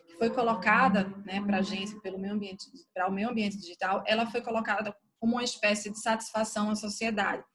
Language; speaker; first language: Portuguese; native; Portuguese